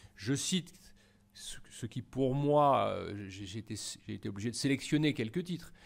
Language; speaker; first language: French; native; French